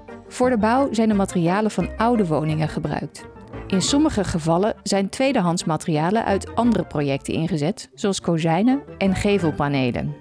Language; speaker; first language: Dutch; native; Dutch